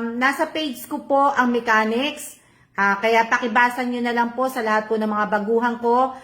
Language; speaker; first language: Filipino; native; Filipino